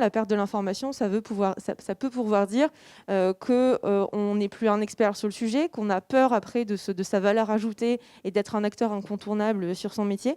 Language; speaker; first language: French; native; French